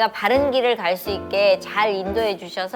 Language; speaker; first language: Korean; native; Korean